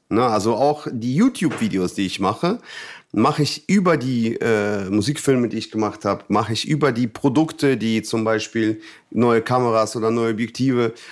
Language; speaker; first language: German; non-native, fluent; Russian